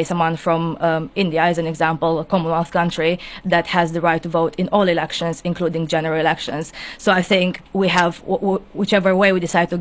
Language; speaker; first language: English; non-native, fluent; Romanian